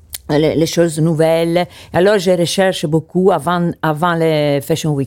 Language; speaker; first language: French; non-native, learner; Italian